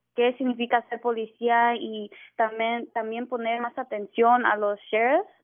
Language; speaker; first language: Spanish; early bilingual, heritage; Spanish